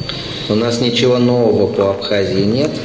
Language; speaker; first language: Russian; native; Russian